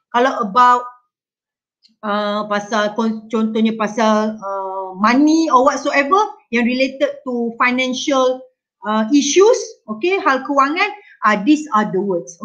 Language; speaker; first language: English; non-native, local second language; Malay